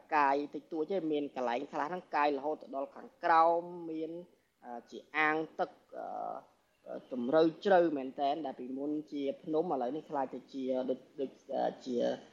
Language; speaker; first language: Khmer; native; Khmer